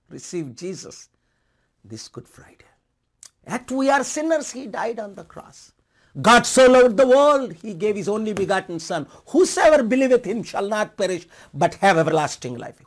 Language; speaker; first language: English; non-native, local second language; Telugu